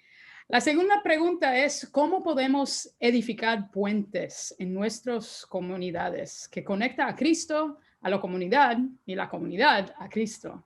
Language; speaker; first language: Spanish; early bilingual, heritage; Spanish